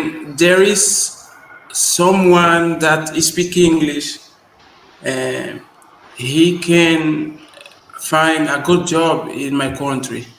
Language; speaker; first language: English; non-native, learner; Spanish